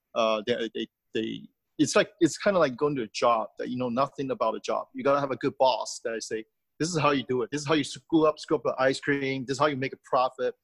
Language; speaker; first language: English; early bilingual, other home language; Chinese